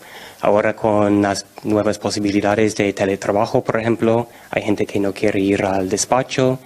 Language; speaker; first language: Spanish; non-native, fluent; English